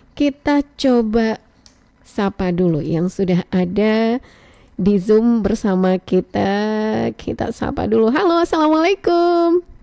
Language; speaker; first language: Indonesian; native; Indonesian